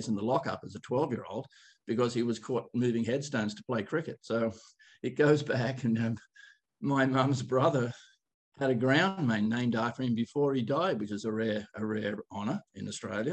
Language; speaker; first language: English; native; English